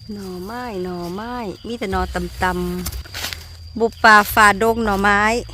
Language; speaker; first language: Thai; native; Thai